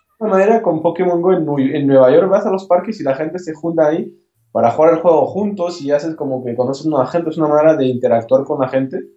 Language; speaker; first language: Spanish; non-native, fluent; French